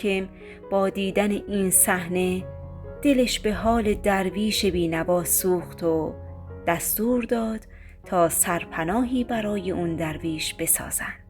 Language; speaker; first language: Persian; native; Persian